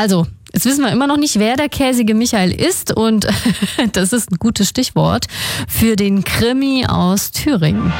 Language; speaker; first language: German; native; German